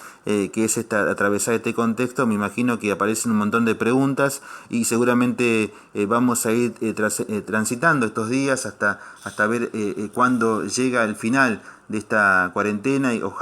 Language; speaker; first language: Spanish; native; Spanish